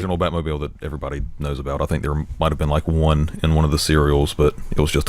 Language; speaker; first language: English; native; English